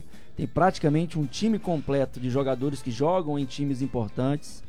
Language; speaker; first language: Portuguese; native; Portuguese